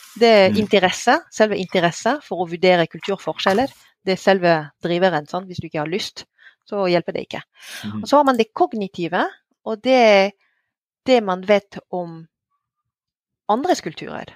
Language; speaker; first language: Norwegian; non-native, fluent; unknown